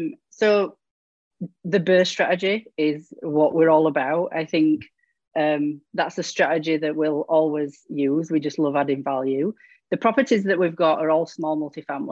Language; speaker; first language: English; native; English